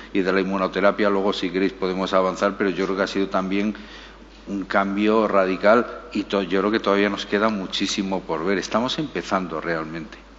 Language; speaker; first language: Spanish; native; Spanish